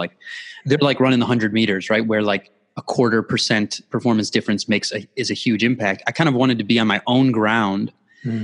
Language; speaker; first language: English; native; English